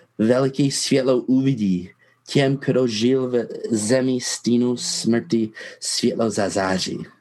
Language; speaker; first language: Czech; non-native, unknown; English